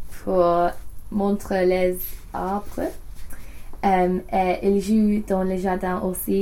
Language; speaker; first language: French; non-native, learner; English